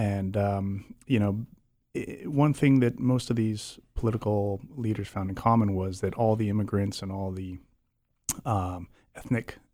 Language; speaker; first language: English; early bilingual, other home language; Spanish